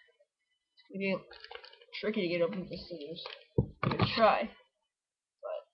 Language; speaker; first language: English; native; English